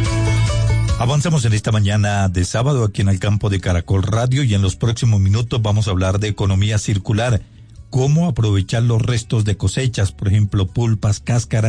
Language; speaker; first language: Spanish; native; Spanish